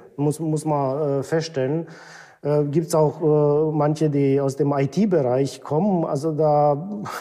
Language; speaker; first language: German; non-native, fluent; Romanian